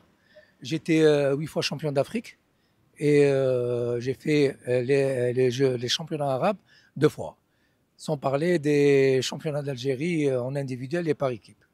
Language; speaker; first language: French; non-native, local second language; Arabic